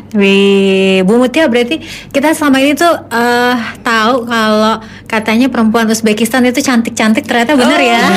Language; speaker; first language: Indonesian; native; Indonesian